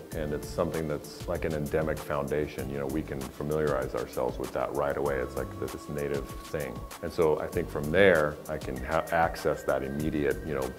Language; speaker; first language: English; native; English